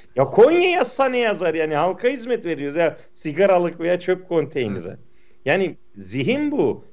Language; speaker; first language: Turkish; non-native, local second language; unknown